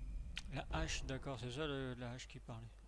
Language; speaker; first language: French; native; French